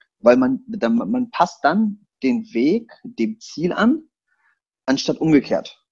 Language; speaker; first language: German; early bilingual, other home language; Polish